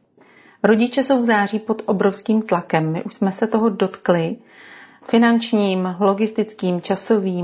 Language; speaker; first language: Czech; native; Czech